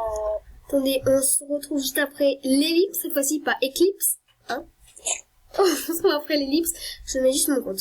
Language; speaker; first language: French; native; French